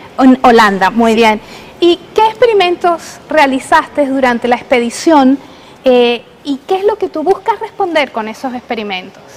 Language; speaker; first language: Spanish; native; Spanish